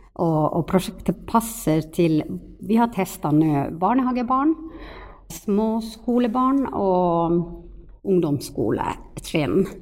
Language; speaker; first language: Norwegian; non-native, fluent; Finnish